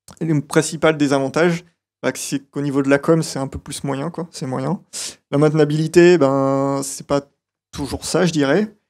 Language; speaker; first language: French; native; French